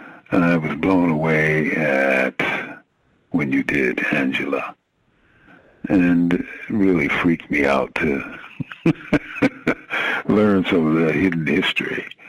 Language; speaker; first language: English; native; English